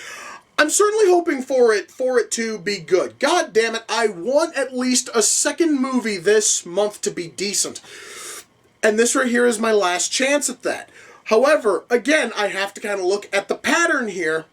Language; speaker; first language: English; native; English